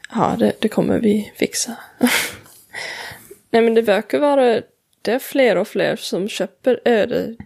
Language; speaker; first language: Swedish; non-native, fluent; English